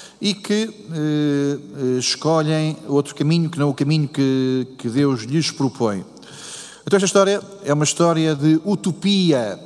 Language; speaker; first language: Portuguese; native; Portuguese